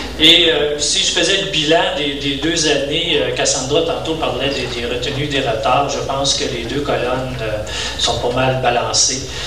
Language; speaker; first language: French; native; French